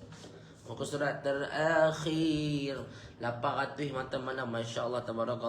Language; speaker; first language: Malay; native; Malay